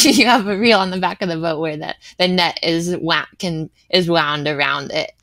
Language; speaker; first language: English; native; English